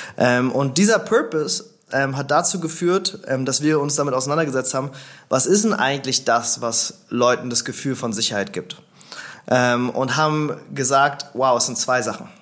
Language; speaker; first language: German; native; German